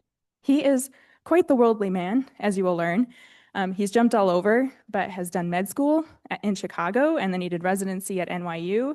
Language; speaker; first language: English; native; English